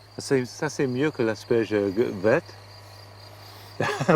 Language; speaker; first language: French; non-native, learner; English